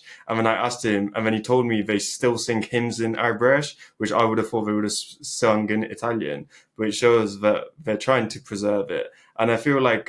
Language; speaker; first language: English; early bilingual, other home language; Albanian